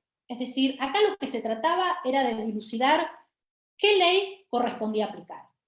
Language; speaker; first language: Spanish; native; Spanish